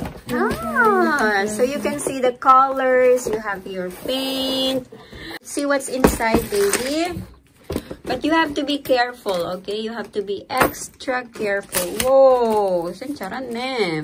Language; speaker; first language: English; non-native, local second language; Filipino